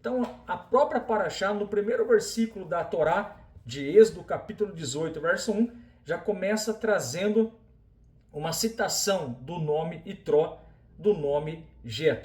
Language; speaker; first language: Portuguese; native; Portuguese